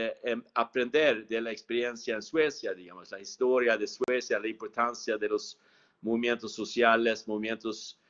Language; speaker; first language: Spanish; non-native, fluent; Swedish